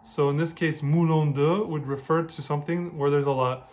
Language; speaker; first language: English; native; English